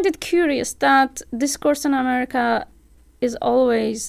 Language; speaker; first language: English; non-native, fluent; Turkish